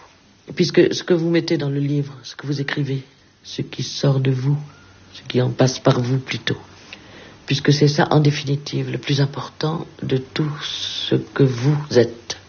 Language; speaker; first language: French; early bilingual, heritage; French